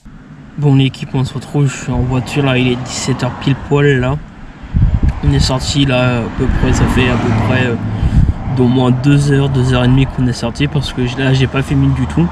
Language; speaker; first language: French; native; French